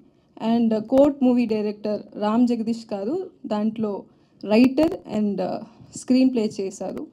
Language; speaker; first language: Telugu; non-native, learner; Tamil